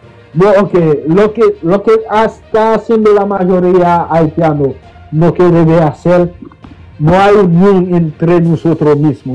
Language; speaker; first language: Spanish; non-native, fluent; Haitian Creole